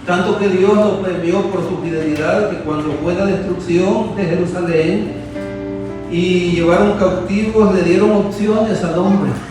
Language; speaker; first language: Spanish; native; Spanish